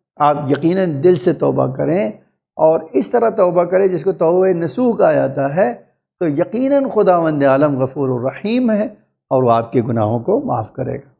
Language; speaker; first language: Urdu; native; Urdu